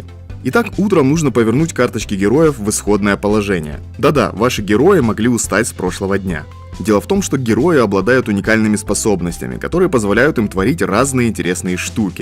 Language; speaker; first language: Russian; native; Russian